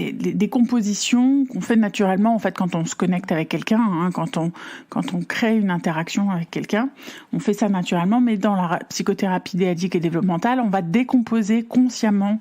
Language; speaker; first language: French; native; French